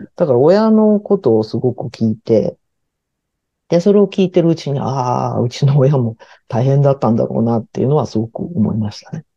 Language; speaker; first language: Japanese; early bilingual, heritage; Japanese